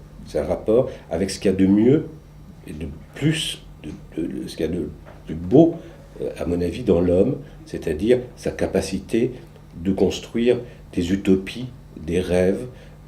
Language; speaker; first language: French; early bilingual, other home language; Romanian